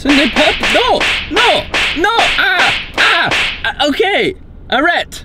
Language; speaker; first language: French; non-native, learner; English